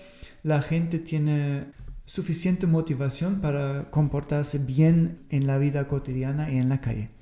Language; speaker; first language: Spanish; non-native, fluent; German